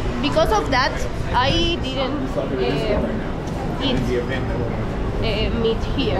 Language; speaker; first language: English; non-native, learner; Spanish